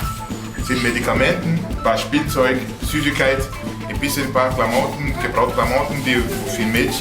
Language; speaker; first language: German; non-native, learner; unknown